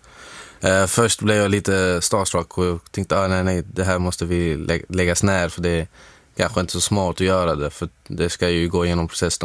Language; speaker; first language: Swedish; non-native, fluent; Arabic